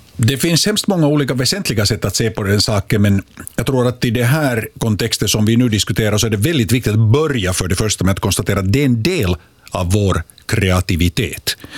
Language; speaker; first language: Swedish; native; Swedish